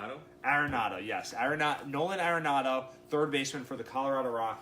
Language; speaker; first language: English; native; English